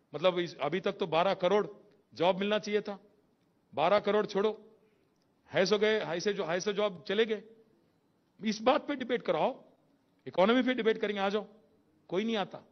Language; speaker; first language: Hindi; non-native, local second language; Telugu